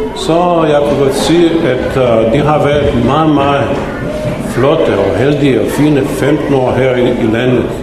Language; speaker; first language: Danish; non-native, fluent; Bosnian